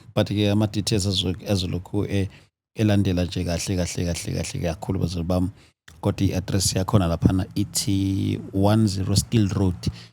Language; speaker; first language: Zulu; native; Zulu